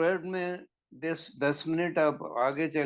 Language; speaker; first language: Hindi; non-native, local second language; Telugu